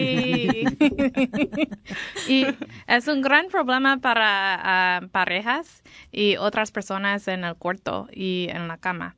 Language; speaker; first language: Spanish; non-native, learner; English